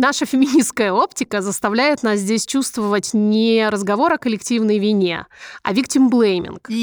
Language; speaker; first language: Russian; native; Russian